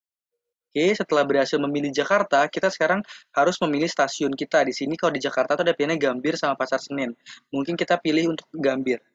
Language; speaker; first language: Indonesian; native; Indonesian